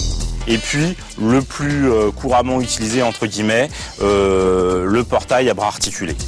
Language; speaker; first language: French; native; French